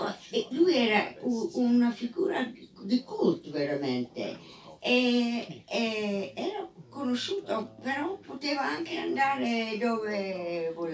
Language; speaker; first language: Italian; non-native, fluent; English